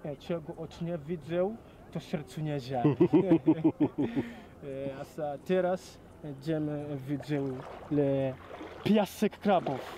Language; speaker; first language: Polish; non-native, learner; Swahili